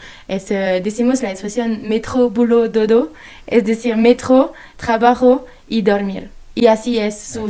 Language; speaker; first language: Spanish; non-native, learner; French